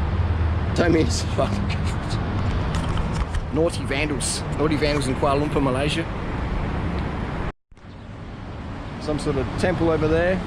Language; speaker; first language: English; native; English